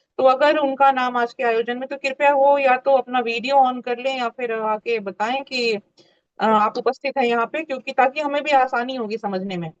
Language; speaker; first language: Hindi; native; Hindi